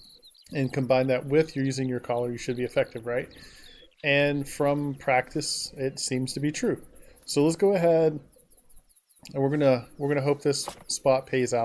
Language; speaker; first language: English; native; English